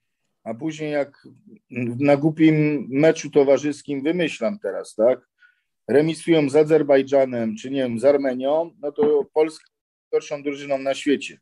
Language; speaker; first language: Polish; early bilingual, heritage; Polish